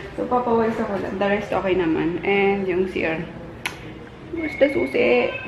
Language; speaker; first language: Filipino; native; Filipino